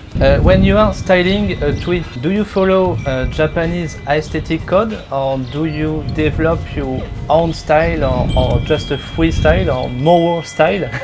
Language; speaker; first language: English; non-native, learner; French